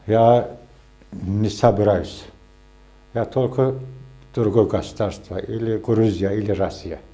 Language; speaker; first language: Russian; non-native, local second language; Azerbaijani